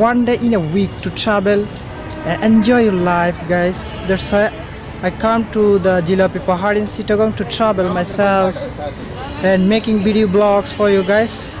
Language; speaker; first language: English; non-native, learner; Bangla